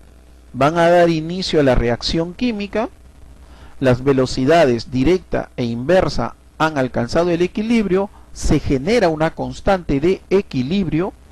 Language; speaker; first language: Spanish; native; Spanish